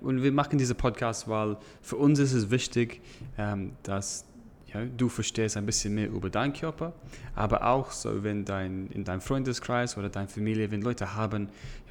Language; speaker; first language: German; non-native, learner; English